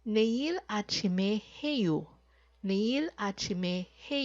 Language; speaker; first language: Korean; non-native, fluent; Filipino